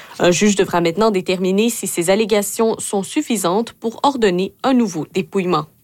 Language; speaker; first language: French; native; French